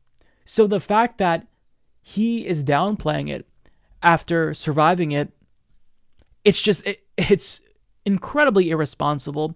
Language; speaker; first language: English; native; English